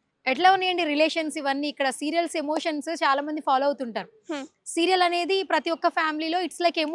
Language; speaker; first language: Telugu; native; Telugu